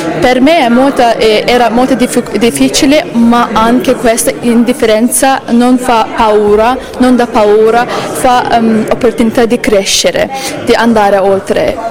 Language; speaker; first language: Italian; non-native, learner; Azerbaijani